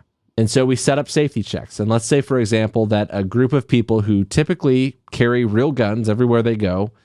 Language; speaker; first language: English; native; English